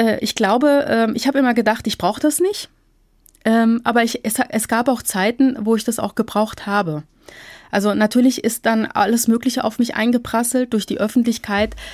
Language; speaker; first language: German; early bilingual, other home language; Turkish